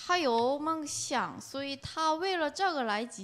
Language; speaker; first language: Chinese; non-native, learner; Korean